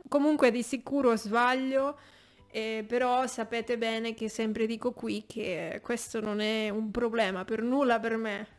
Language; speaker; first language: Italian; non-native, fluent; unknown